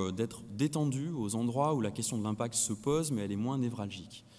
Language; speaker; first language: French; native; French